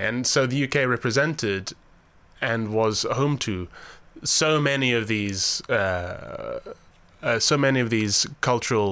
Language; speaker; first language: English; native; English